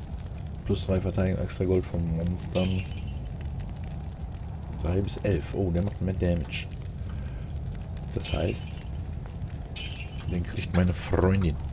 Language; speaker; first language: German; native; German